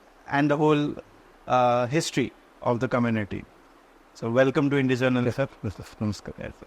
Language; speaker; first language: English; non-native, local second language; Konkani